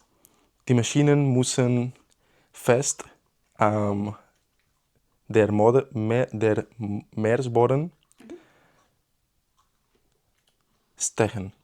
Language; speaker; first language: German; non-native, learner; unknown